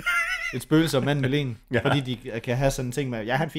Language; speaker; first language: Danish; native; Danish